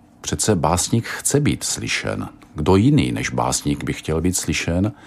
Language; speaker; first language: Czech; native; Czech